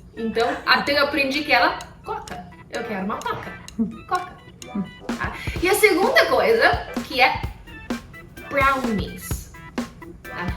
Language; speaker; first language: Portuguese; non-native, fluent; English